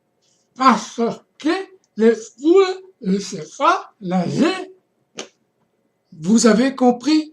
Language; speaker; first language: French; non-native, fluent; Portuguese